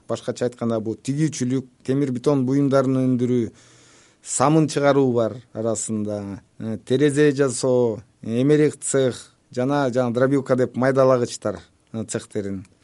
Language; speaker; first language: Kyrgyz; native; Kyrgyz